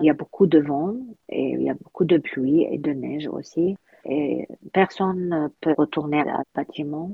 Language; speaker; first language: French; non-native, learner; Arabic